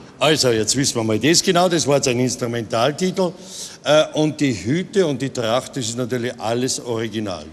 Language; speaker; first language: German; native; German